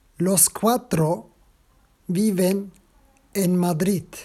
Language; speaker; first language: Spanish; non-native, fluent; Turkish